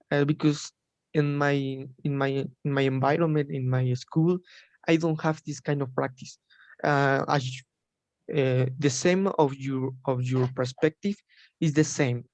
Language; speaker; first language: English; non-native, learner; Spanish